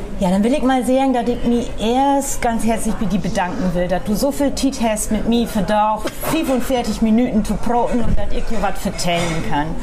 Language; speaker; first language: German; native; German